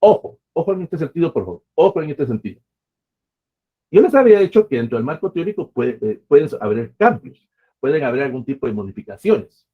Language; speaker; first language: Spanish; native; Spanish